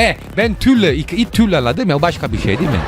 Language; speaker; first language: Turkish; non-native, learner; Italian